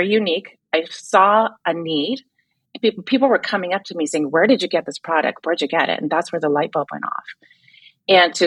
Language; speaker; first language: English; native; English